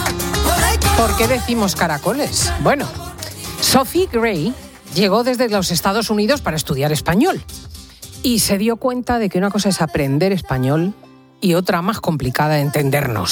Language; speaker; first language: Spanish; native; Spanish